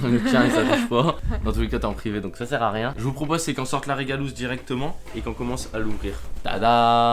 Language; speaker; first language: French; native; French